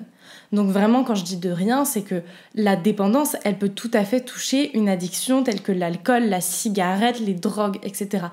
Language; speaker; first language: French; native; French